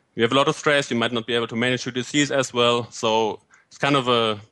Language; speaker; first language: English; non-native, fluent; German